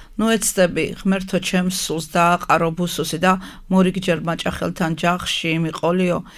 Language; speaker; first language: Georgian; native; Georgian